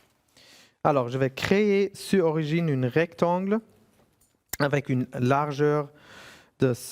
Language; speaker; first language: French; non-native, fluent; German